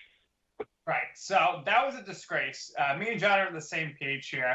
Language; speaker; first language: English; native; English